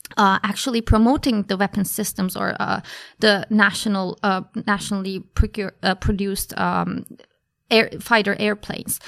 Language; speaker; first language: English; non-native, fluent; Turkish